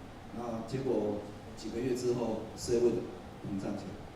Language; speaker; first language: Chinese; native; Chinese